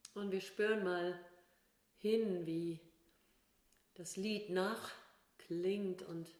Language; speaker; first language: German; native; German